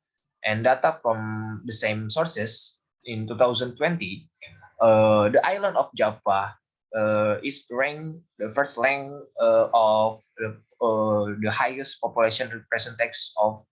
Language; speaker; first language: English; non-native, learner; Indonesian